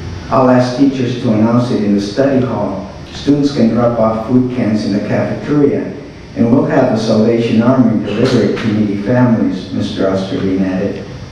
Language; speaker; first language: English; early bilingual, other home language; Spanish